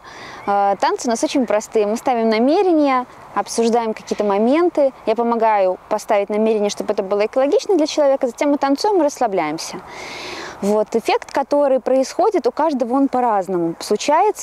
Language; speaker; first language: Russian; native; Russian